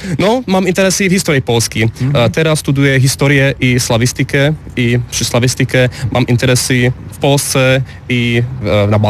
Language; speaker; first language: Polish; non-native, learner; Czech